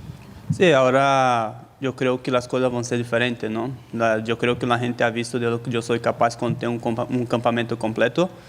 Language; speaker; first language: Spanish; native; Spanish